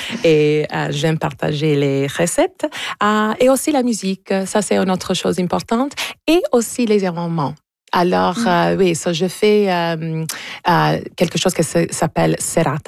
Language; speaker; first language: French; non-native, local second language; English